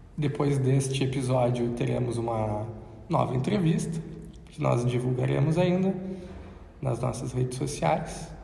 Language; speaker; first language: Portuguese; native; Portuguese